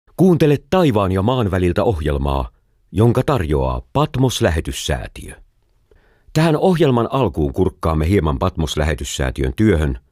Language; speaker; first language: Finnish; native; Finnish